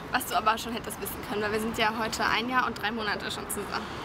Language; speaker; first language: German; native; German